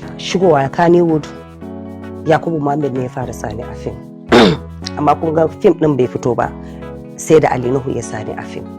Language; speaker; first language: Hausa; non-native, local second language; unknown